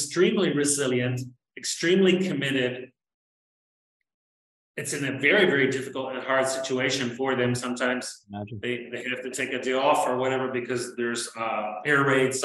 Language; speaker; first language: English; native; English